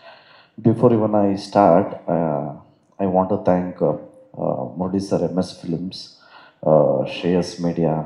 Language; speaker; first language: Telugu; non-native, learner; Kannada